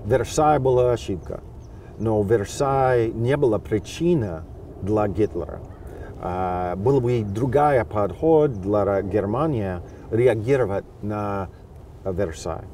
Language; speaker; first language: Russian; non-native, fluent; English